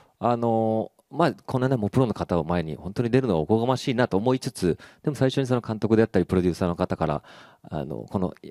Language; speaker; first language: Japanese; native; Japanese